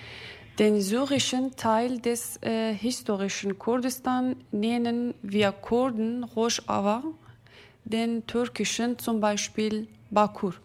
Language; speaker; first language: German; non-native, fluent; Kurdish